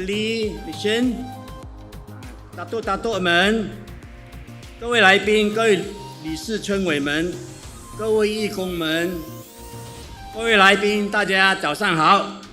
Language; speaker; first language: Chinese; native; Chinese